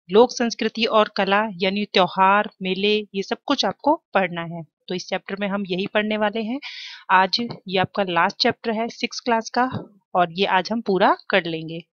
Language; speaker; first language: Hindi; native; Hindi